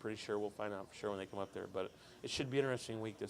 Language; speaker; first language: English; native; English